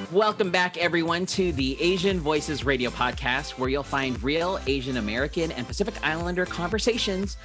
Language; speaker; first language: English; early bilingual, other home language; Filipino